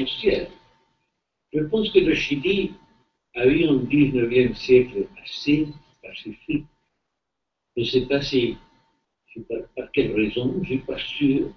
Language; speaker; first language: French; non-native, fluent; Spanish